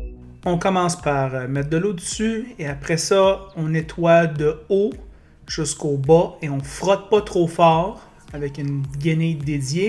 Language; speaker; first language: French; native; French